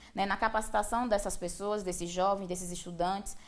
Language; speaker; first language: Portuguese; native; Portuguese